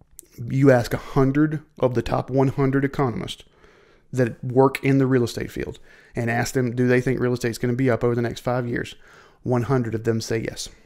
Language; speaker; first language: English; native; English